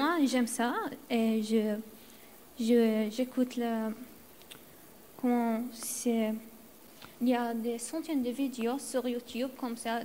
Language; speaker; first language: French; non-native, learner; Arabic